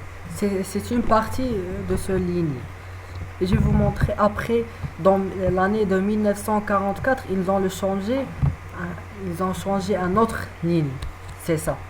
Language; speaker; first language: French; non-native, learner; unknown